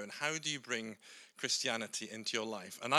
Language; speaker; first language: English; native; English